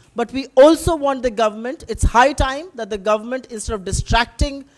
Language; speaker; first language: English; non-native, local second language; Hindi